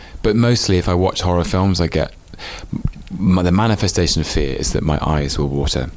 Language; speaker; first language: English; native; English